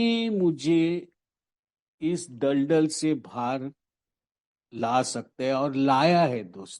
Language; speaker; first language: Hindi; non-native, local second language; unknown